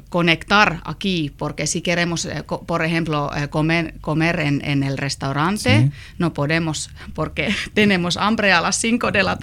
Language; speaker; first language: Spanish; non-native, learner; Finnish